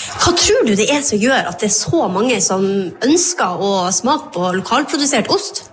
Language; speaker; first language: Norwegian; native; Norwegian